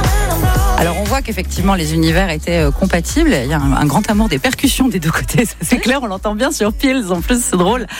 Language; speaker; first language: French; native; French